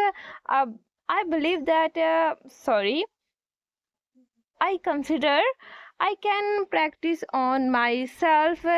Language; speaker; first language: English; non-native, learner; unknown